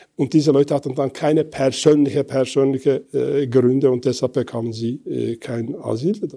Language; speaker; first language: German; non-native, fluent; Kurdish